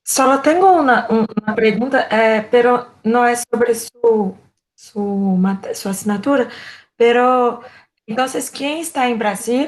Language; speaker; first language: Spanish; non-native, learner; Portuguese